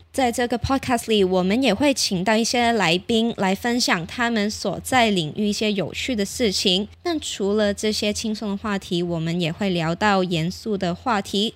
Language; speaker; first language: Chinese; non-native, local second language; Cantonese